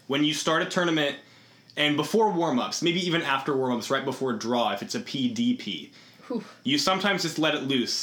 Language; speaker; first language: English; native; English